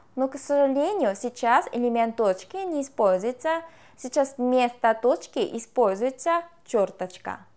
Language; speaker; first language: Russian; non-native, fluent; Korean